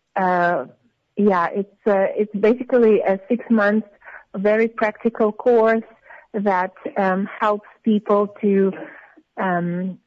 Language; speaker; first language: English; non-native, fluent; Russian